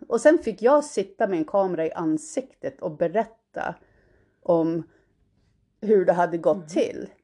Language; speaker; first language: Swedish; early bilingual, heritage; Swedish